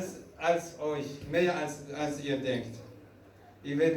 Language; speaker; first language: German; non-native, fluent; Rundi